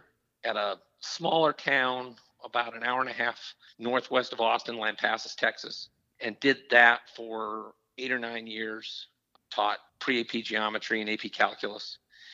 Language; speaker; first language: English; native; English